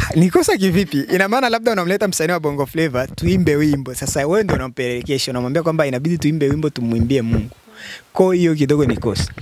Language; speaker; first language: Swahili; native; Swahili